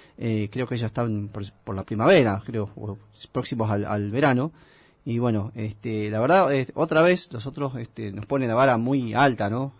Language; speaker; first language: Spanish; native; Spanish